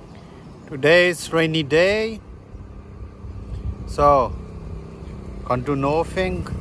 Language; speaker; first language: English; non-native, learner; French